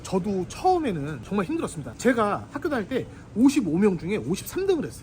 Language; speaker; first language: Korean; native; Korean